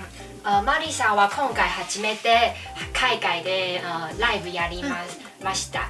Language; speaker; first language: Japanese; non-native, learner; Chinese